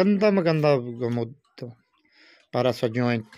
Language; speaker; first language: Filipino; non-native, learner; Punjabi